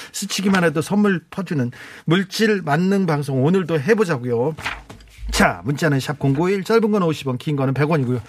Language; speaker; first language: Korean; native; Korean